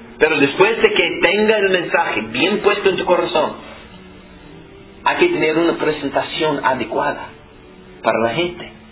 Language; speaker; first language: Spanish; non-native, fluent; English